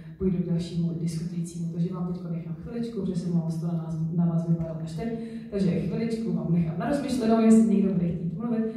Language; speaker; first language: Czech; native; Czech